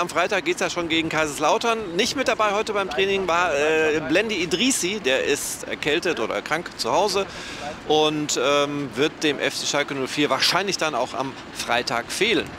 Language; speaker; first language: German; native; German